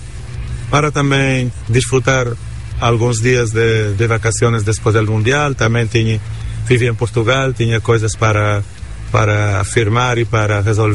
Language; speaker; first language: Spanish; non-native, learner; Portuguese